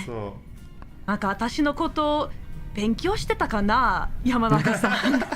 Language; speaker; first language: Japanese; non-native, learner; English